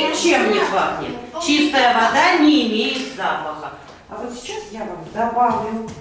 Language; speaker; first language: Russian; native; Russian